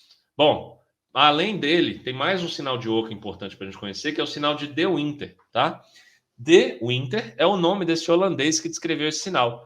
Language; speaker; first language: Portuguese; native; Portuguese